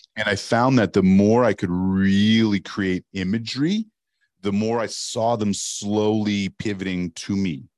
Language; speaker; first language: English; native; English